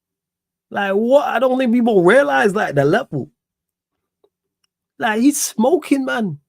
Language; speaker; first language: English; native; English